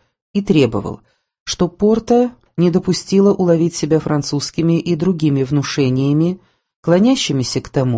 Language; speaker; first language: Russian; native; Russian